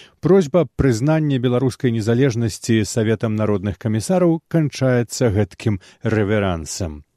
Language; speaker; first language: Belarusian; native; Belarusian